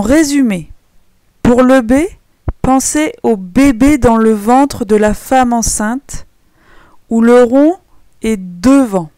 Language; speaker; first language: French; native; French